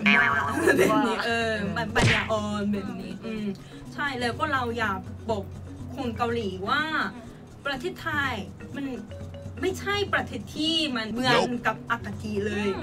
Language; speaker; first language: Thai; non-native, learner; Korean